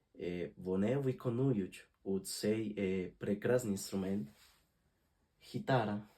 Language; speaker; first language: Ukrainian; non-native, learner; Spanish